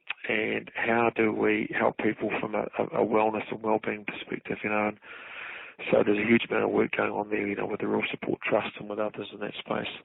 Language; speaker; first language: English; native; English